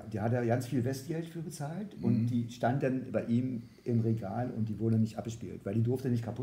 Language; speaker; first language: German; native; German